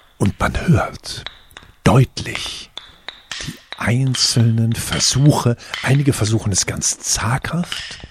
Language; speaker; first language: German; native; German